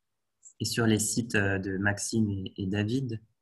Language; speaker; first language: French; native; French